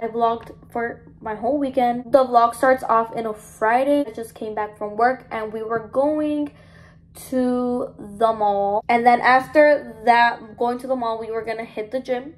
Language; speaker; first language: English; early bilingual, other home language; Spanish